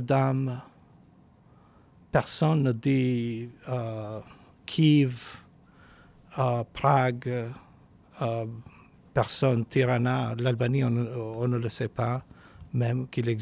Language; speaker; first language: French; non-native, fluent; Albanian